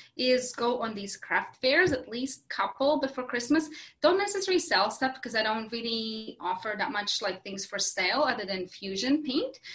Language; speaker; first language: English; non-native, fluent; Latvian